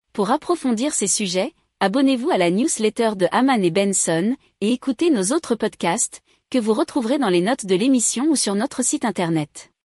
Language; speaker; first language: French; native; French